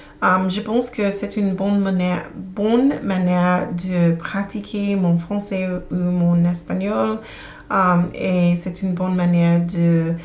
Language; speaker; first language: French; non-native, learner; English